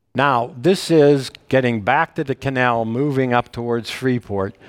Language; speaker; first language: English; native; English